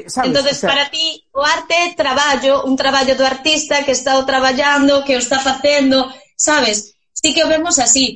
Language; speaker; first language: Galician; native; Galician